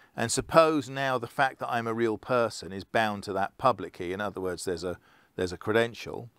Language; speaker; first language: English; native; English